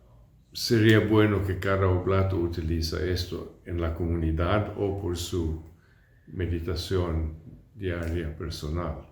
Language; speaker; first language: Spanish; non-native, fluent; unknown